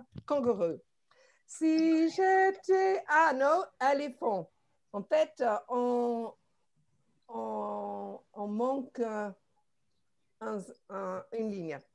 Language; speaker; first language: French; non-native, fluent; English